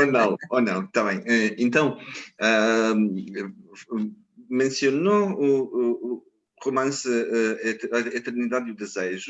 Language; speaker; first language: Portuguese; non-native, fluent; Croatian